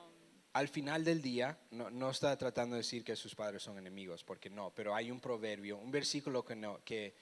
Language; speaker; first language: Spanish; early bilingual, heritage; Spanish